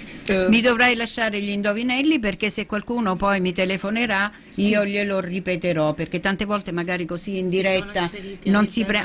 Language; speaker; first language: Italian; native; Italian